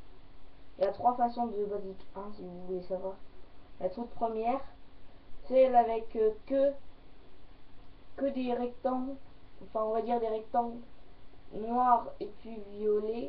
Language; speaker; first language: French; native; French